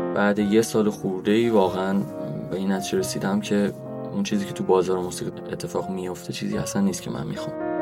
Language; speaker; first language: Persian; native; Persian